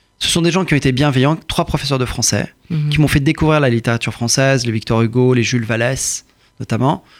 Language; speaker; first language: French; early bilingual, other home language; Persian